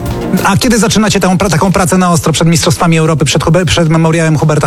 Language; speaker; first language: Polish; native; Polish